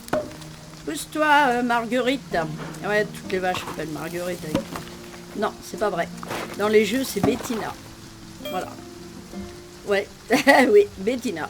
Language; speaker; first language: French; native; French